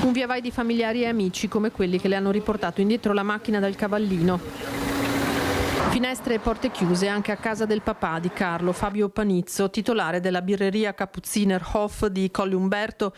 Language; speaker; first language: Italian; native; Italian